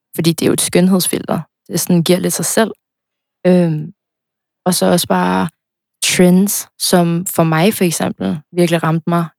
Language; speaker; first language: Danish; early bilingual, other home language; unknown